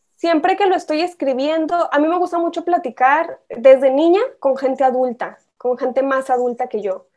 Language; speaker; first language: Spanish; native; Spanish